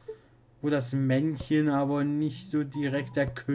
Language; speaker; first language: German; native; German